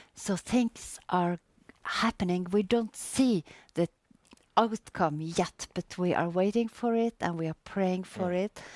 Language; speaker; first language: English; non-native, fluent; Norwegian